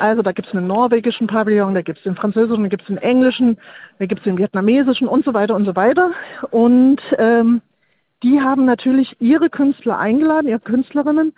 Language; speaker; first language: German; native; German